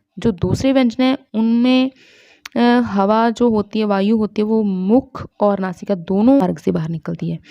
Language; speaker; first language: Hindi; non-native, local second language; Punjabi